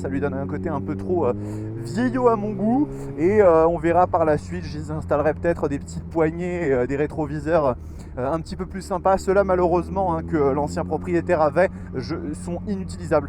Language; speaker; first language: French; native; French